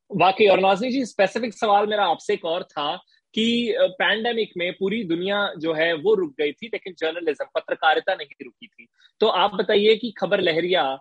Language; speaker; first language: Hindi; native; Hindi